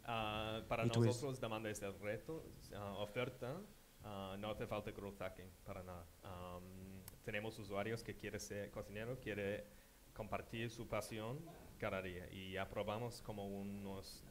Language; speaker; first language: Spanish; non-native, fluent; English